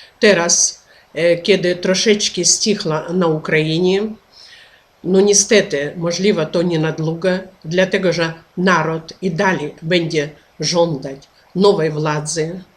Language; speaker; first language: Polish; non-native, learner; Ukrainian